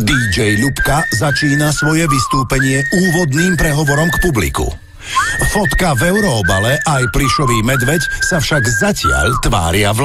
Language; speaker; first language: Slovak; native; Slovak